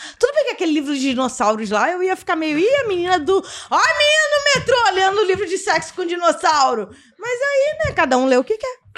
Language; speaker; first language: Portuguese; native; Portuguese